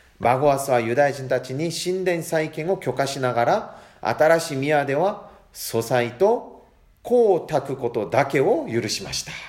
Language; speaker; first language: Japanese; non-native, fluent; Korean